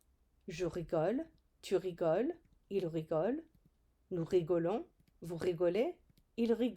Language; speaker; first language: French; non-native, fluent; English